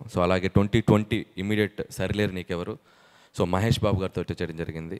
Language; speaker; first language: Telugu; native; Telugu